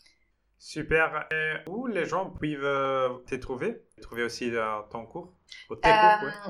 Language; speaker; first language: French; non-native, fluent; Portuguese